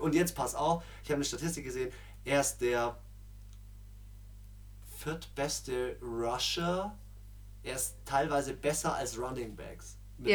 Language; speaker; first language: German; native; German